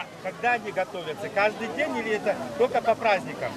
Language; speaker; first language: Russian; non-native, local second language; Kyrgyz